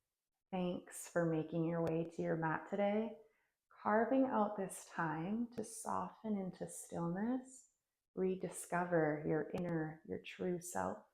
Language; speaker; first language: English; native; English